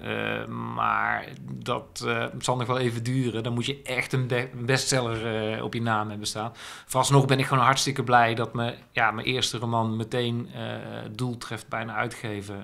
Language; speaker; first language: Dutch; native; Dutch